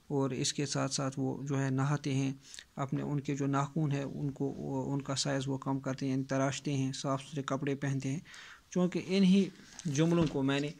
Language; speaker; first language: Urdu; non-native, local second language; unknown